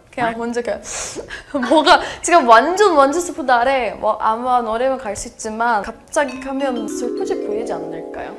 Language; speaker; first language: Korean; non-native, learner; English